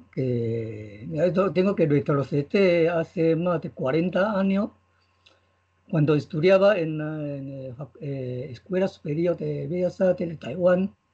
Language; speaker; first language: Spanish; non-native, learner; Chinese